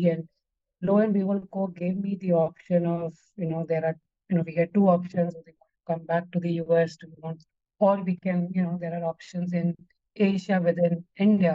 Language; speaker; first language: English; non-native, local second language; Gujarati